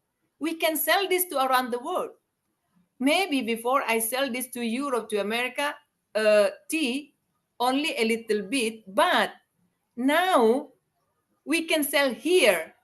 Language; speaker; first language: English; non-native, learner; Indonesian